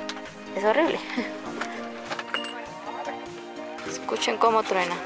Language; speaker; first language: Spanish; native; Spanish